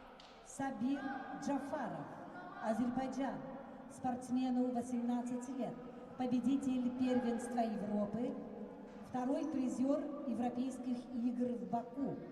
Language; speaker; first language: Russian; native; Russian